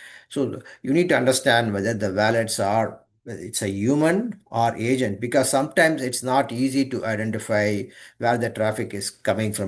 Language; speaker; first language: English; non-native, local second language; Tamil